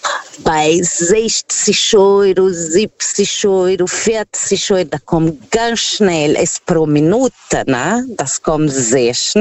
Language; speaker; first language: German; non-native, fluent; Portuguese